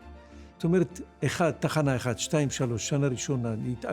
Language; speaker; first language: Hebrew; non-native, fluent; French